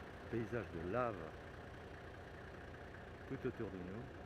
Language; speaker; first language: French; native; French